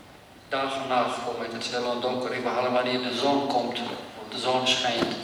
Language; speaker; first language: Dutch; non-native, learner; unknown